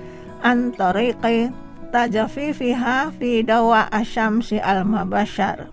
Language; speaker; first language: Arabic; non-native, fluent; Indonesian